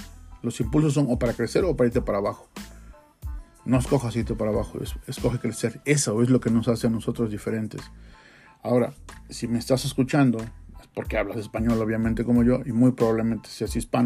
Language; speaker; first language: Spanish; native; Spanish